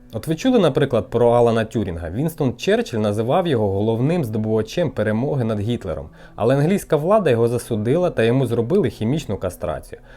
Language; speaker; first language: Ukrainian; non-native, local second language; Russian